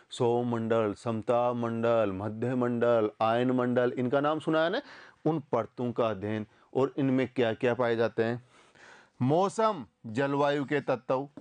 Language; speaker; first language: Hindi; native; Hindi